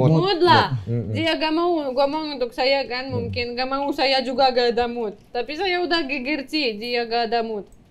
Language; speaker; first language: Indonesian; non-native, learner; Russian